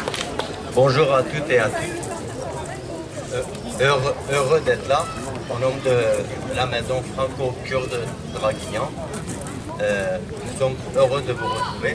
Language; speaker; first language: French; non-native, fluent; Kurdish